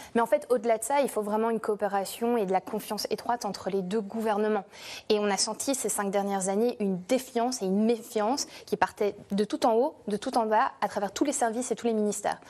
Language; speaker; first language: French; non-native, fluent; English